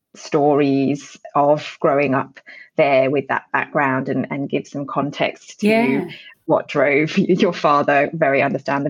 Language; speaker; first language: English; native; English